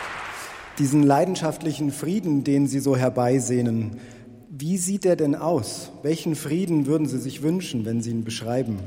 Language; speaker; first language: German; native; German